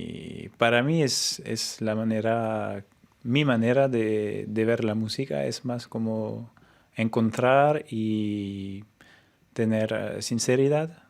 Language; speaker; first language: Spanish; non-native, fluent; French